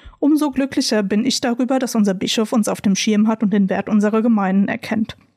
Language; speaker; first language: German; early bilingual, other home language; Croatian